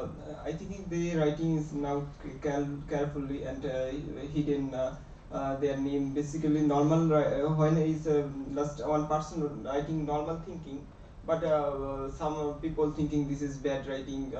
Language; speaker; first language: English; non-native, learner; Bangla